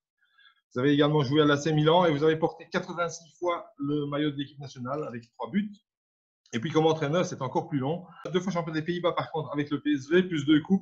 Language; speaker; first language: French; native; French